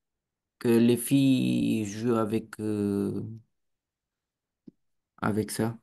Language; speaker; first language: French; non-native, learner; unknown